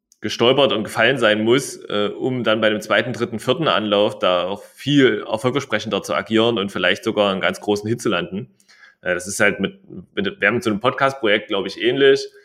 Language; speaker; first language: German; native; German